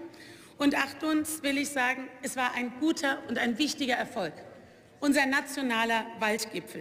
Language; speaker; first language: German; native; German